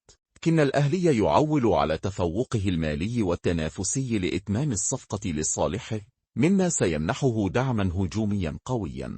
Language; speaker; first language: Arabic; native; Arabic